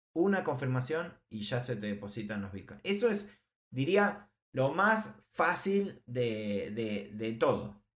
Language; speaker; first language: Spanish; native; Spanish